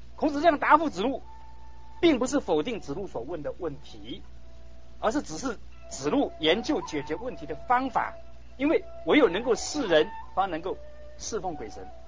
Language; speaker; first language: Chinese; native; Chinese